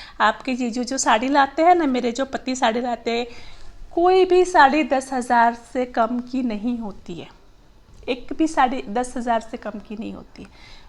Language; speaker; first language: Hindi; non-native, local second language; Gujarati